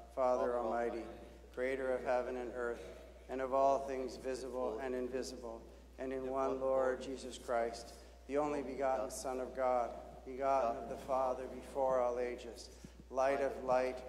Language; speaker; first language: English; native; English